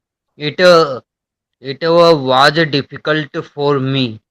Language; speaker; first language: English; non-native, learner; Hindi